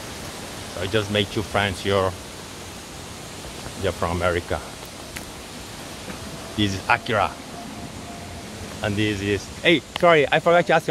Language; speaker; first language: English; non-native, fluent; Portuguese